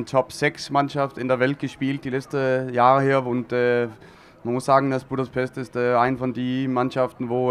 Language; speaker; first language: German; non-native, fluent; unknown